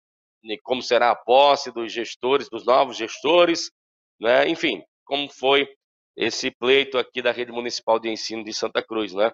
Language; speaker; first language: Portuguese; native; Portuguese